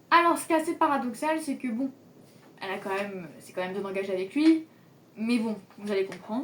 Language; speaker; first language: French; native; French